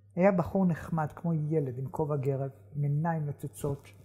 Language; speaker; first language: Hebrew; native; Hebrew